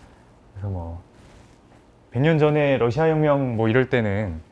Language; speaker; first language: Korean; native; Korean